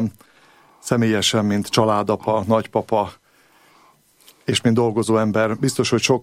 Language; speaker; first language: Hungarian; native; Hungarian